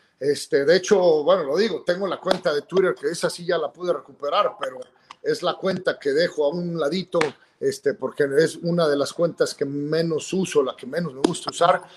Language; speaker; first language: Spanish; native; Spanish